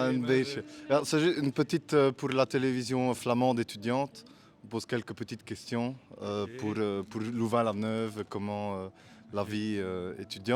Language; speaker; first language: French; native; French